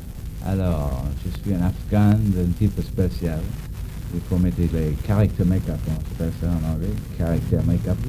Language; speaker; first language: French; non-native, learner; English